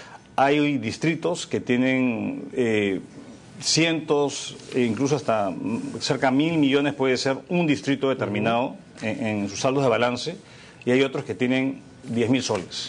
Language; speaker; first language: Spanish; native; Spanish